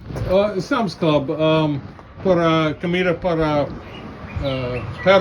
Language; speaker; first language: Spanish; non-native, learner; English